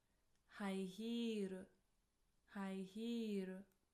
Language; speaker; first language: Japanese; non-native, fluent; English